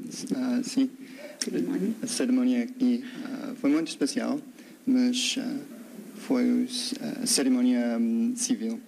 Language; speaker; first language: Portuguese; non-native, learner; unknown